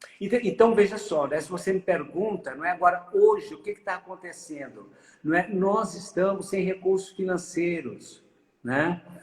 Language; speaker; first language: Portuguese; native; Portuguese